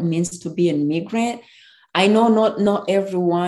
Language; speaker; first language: English; non-native, local second language; Kinyarwanda